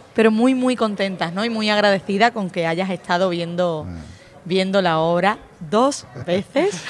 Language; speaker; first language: Spanish; native; Spanish